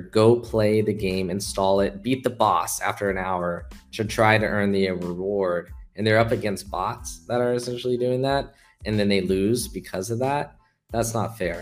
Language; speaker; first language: English; native; English